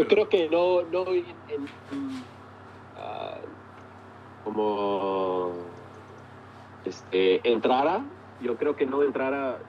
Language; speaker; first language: Spanish; early bilingual, heritage; English